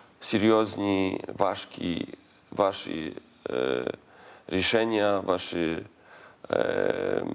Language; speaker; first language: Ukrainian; non-native, learner; Polish